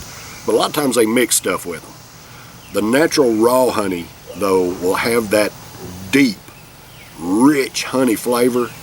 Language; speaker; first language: English; native; English